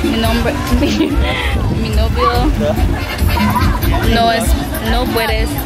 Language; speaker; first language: Spanish; non-native, learner; English